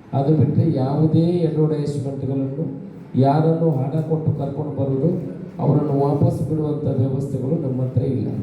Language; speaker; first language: Kannada; non-native, local second language; Tulu